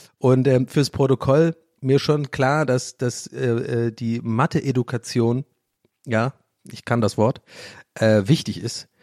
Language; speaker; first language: German; early bilingual, other home language; English